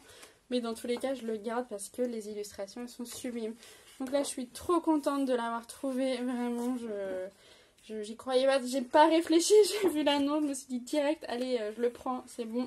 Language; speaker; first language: French; native; French